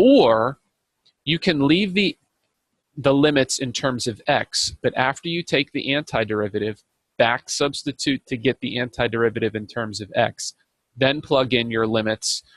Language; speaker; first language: English; native; English